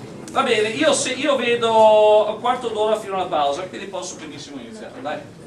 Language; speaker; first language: Italian; non-native, fluent; English